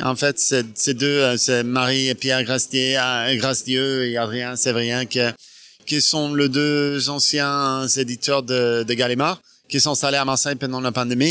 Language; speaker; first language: French; non-native, fluent; Norwegian